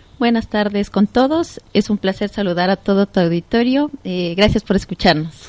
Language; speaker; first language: Spanish; native; Spanish